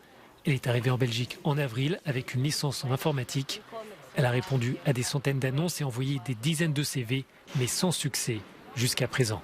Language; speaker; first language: French; native; French